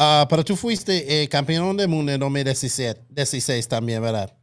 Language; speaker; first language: Spanish; non-native, local second language; English